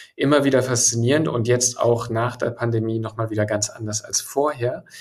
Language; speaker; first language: German; native; German